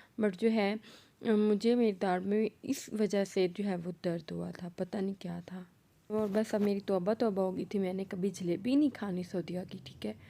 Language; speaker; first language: Urdu; non-native, local second language; Punjabi